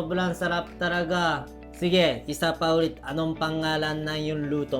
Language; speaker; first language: Filipino; non-native, learner; Japanese